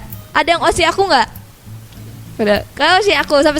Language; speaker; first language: Indonesian; native; Indonesian